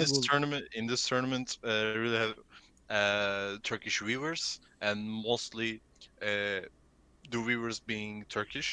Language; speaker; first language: English; non-native, learner; Turkish